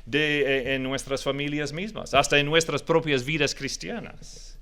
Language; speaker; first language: Spanish; non-native, fluent; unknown